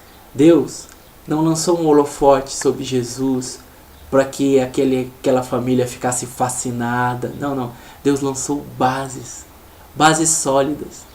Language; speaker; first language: Portuguese; native; Portuguese